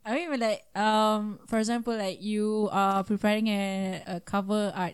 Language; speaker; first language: English; non-native, local second language; Malay